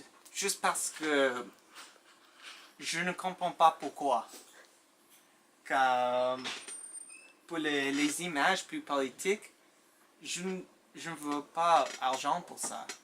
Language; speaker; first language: French; non-native, local second language; English